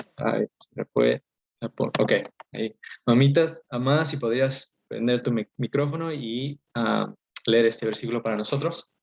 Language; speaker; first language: Spanish; early bilingual, heritage; Spanish